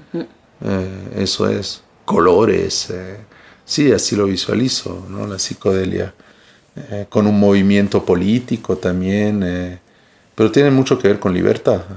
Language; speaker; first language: Spanish; early bilingual, heritage; Spanish